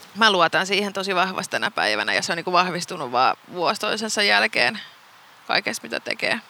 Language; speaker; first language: Finnish; non-native, local second language; Swedish